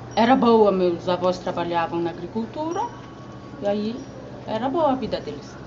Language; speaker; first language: Portuguese; native; Portuguese